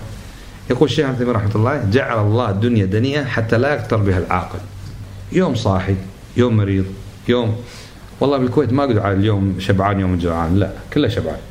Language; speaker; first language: Arabic; native; Arabic